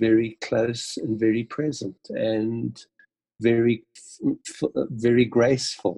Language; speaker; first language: English; native; English